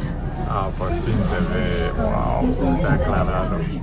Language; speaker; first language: Spanish; non-native, fluent; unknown